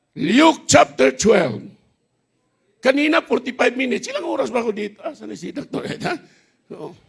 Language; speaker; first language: Filipino; non-native, local second language; Hiligaynon